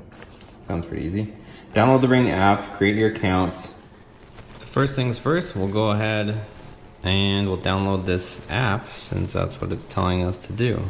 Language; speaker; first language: English; native; English